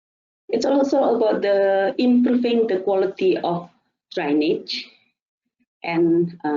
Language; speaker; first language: English; non-native, fluent; Indonesian